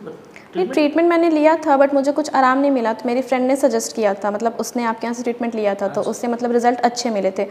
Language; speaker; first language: Hindi; native; Hindi